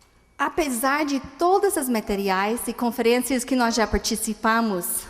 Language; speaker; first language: Portuguese; non-native, fluent; English